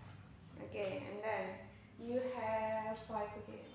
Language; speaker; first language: English; non-native, learner; Indonesian